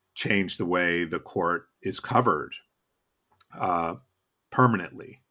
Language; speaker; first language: English; native; English